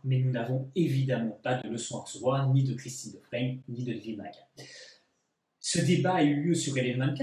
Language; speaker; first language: French; native; French